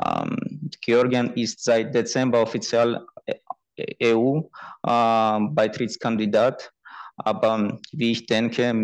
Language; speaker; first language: German; non-native, fluent; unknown